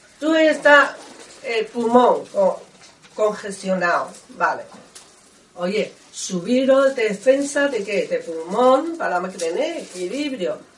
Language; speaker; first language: Spanish; non-native, learner; Chinese